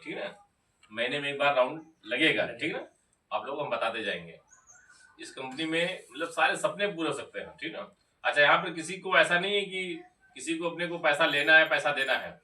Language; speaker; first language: Hindi; native; Hindi